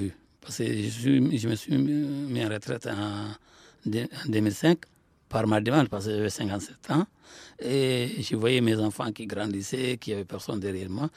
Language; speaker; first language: French; non-native, local second language; Soninke